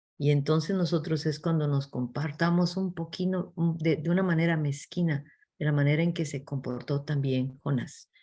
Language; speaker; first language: Spanish; early bilingual, heritage; English